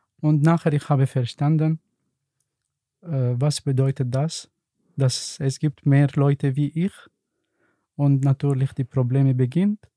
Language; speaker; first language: German; non-native, learner; Arabic